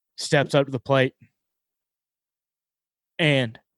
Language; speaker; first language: English; native; English